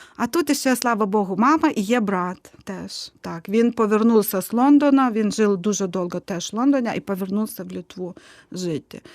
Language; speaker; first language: Ukrainian; non-native, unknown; Lithuanian